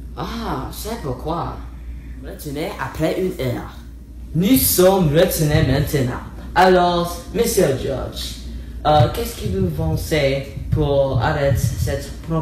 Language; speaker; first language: French; non-native, learner; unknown